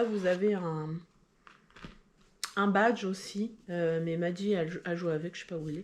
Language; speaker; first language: French; native; French